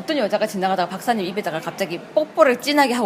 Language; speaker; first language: Korean; native; Korean